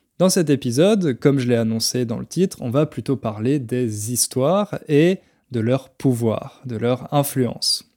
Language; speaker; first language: French; native; French